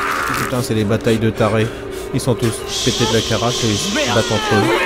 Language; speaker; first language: French; native; French